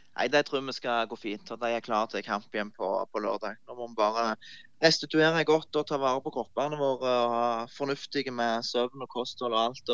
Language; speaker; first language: Norwegian; native; Norwegian